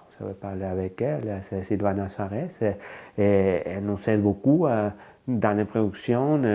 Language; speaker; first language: French; non-native, fluent; Spanish